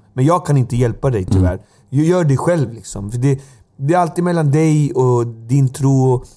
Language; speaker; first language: Swedish; native; Swedish